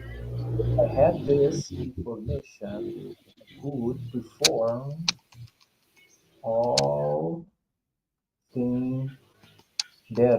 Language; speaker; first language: English; non-native, fluent; Portuguese